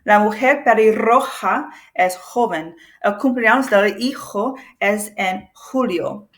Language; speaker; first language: Spanish; non-native, fluent; English